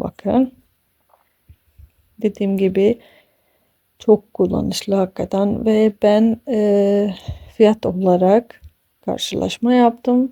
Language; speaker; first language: Turkish; non-native, fluent; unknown